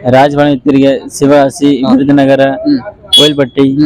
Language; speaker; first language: Tamil; non-native, local second language; Marwari